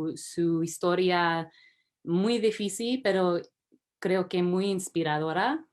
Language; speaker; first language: Spanish; early bilingual, heritage; English